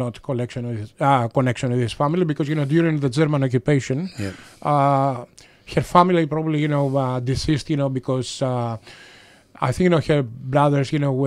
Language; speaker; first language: English; non-native, fluent; Greek